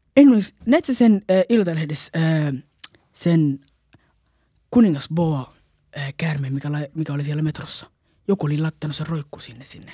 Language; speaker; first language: Finnish; early bilingual, other home language; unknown